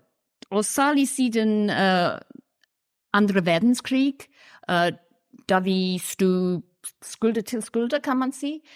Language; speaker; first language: Norwegian; non-native, fluent; English